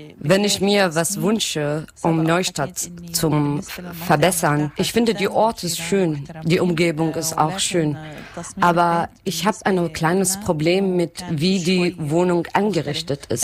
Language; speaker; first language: German; non-native, learner; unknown